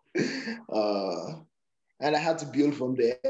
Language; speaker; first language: English; non-native, local second language; Yoruba